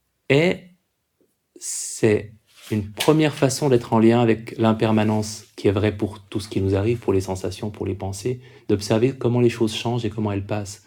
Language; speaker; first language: French; native; French